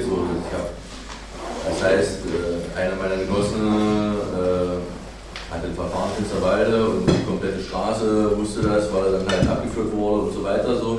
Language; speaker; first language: German; native; German